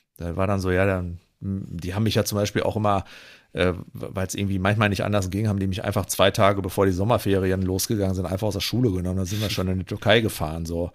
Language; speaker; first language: German; early bilingual, other home language; Turkish